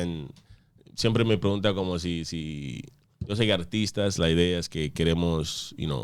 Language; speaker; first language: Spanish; early bilingual, other home language; English